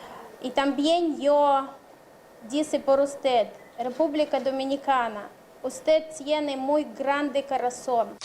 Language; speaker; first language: Spanish; non-native, learner; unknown